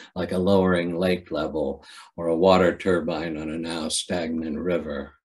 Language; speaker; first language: English; native; English